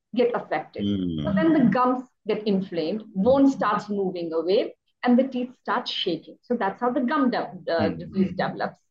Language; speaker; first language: English; non-native, local second language; Hindi